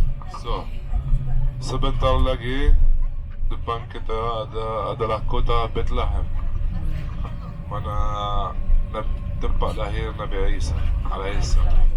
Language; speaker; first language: Indonesian; non-native, fluent; Arabic